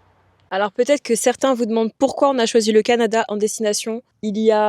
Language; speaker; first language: French; native; French